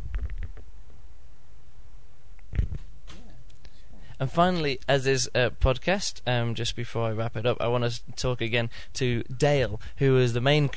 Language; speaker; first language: English; native; English